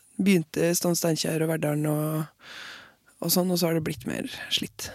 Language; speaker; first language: Norwegian; native; Norwegian